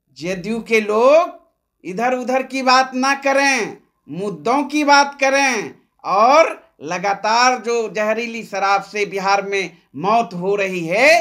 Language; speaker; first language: Hindi; native; Hindi